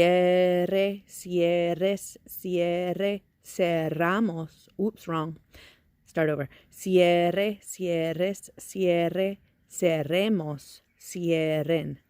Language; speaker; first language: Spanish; non-native, fluent; English